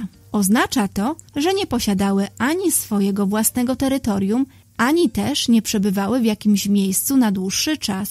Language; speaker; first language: Polish; native; Polish